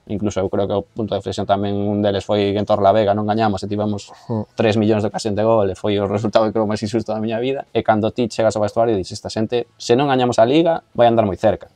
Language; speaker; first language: Galician; non-native, local second language; Spanish